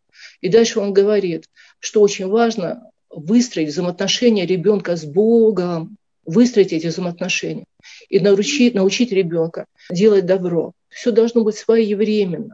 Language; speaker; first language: Russian; native; Russian